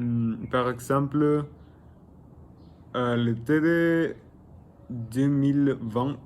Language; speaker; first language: French; non-native, learner; Spanish